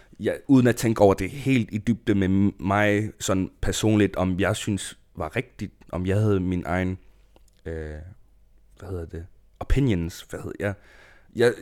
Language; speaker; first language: Danish; non-native, local second language; Kalaallisut